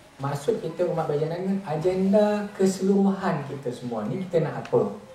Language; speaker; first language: Malay; native; Malay